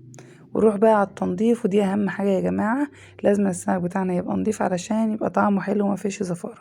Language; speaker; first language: Arabic; native; Arabic